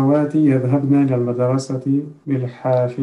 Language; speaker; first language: Arabic; non-native, learner; French